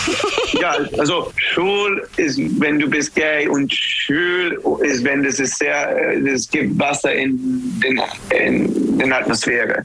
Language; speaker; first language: German; non-native, learner; English